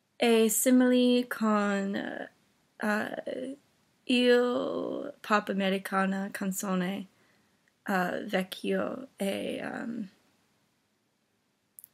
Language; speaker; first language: Italian; non-native, learner; English